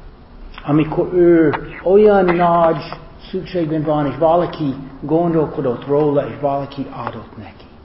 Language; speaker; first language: Hungarian; non-native, learner; English